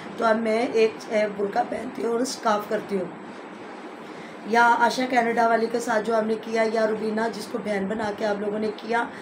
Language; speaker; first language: Urdu; non-native, local second language; Punjabi